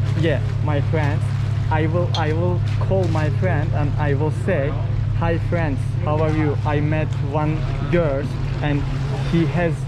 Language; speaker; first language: English; non-native, learner; Turkish